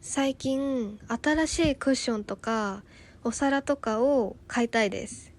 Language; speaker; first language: Japanese; native; Japanese